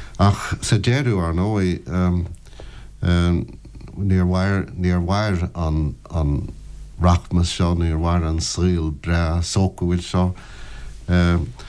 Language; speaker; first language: Irish; non-native, local second language; English